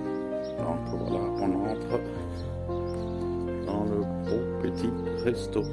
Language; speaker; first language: French; non-native, fluent; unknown